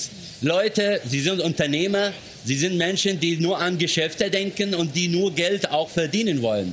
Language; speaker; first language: German; non-native, fluent; Arabic